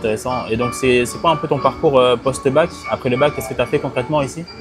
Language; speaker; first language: French; native; French